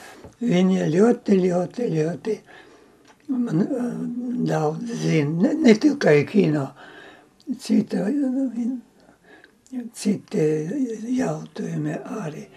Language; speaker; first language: Latvian; non-native, learner; Russian